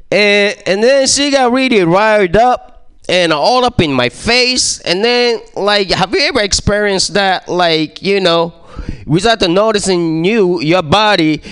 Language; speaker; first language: English; non-native, fluent; Japanese